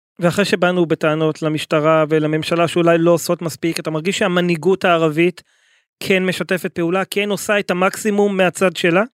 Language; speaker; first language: Hebrew; native; Hebrew